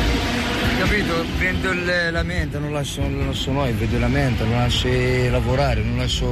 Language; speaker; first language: Italian; non-native, learner; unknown